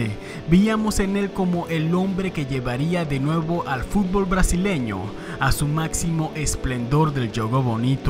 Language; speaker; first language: Spanish; native; Spanish